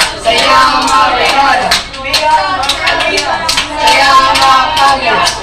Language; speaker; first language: Spanish; non-native, learner; English